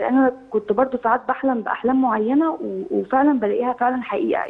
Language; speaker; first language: Arabic; native; Arabic